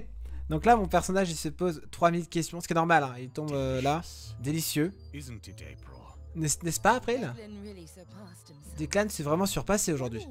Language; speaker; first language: French; native; French